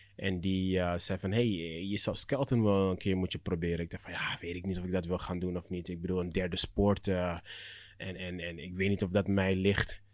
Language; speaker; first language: Dutch; early bilingual, other home language; Akan